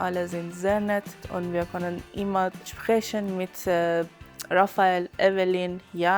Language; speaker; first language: German; non-native, learner; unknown